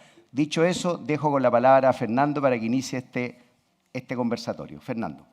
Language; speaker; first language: Spanish; native; Spanish